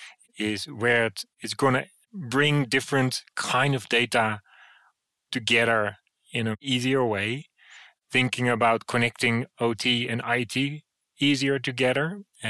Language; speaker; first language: English; non-native, fluent; Dutch